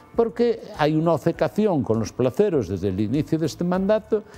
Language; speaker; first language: Spanish; native; Spanish